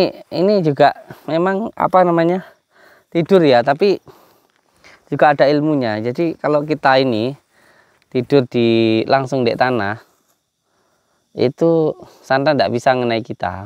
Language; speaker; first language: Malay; non-native, local second language; Javanese